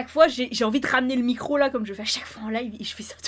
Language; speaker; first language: French; native; French